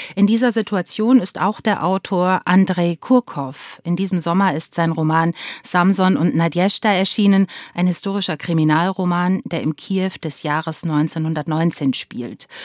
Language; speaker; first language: German; native; German